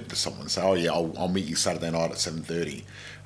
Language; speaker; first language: English; non-native, local second language; Macedonian